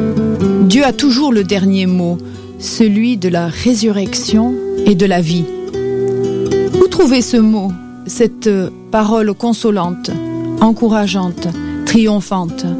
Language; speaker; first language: French; native; French